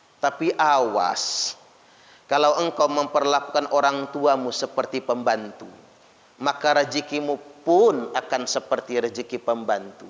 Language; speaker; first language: Indonesian; non-native, local second language; Malay